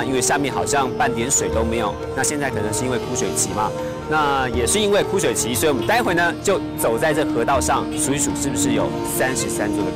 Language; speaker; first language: Chinese; native; Chinese